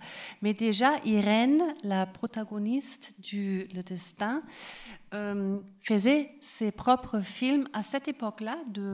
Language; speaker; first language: French; non-native, fluent; German